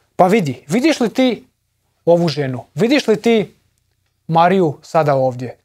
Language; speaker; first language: Croatian; native; Croatian